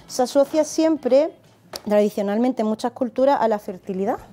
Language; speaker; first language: Spanish; native; Spanish